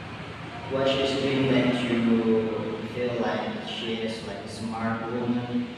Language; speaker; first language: English; non-native, learner; Indonesian